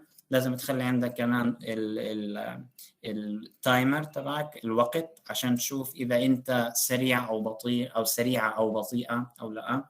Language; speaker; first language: Arabic; native; Arabic